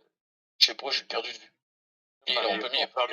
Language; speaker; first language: French; native; French